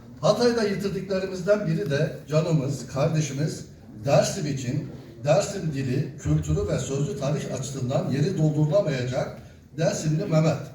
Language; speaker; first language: Turkish; non-native, local second language; Zaza